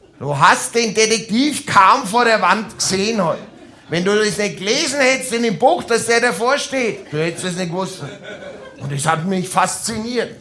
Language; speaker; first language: German; native; German